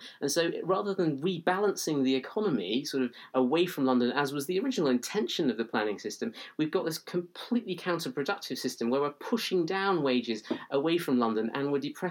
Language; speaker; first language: English; native; English